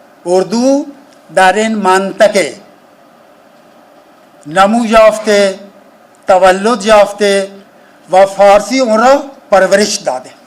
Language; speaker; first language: Persian; non-native, fluent; Urdu